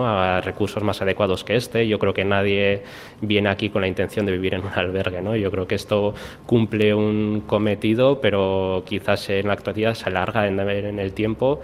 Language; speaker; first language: Spanish; native; Spanish